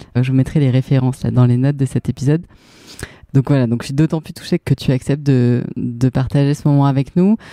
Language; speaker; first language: French; native; French